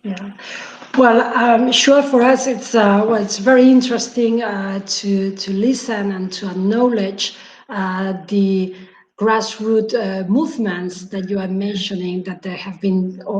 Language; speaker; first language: English; non-native, fluent; Catalan